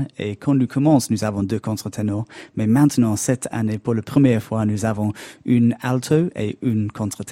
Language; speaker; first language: French; non-native, learner; English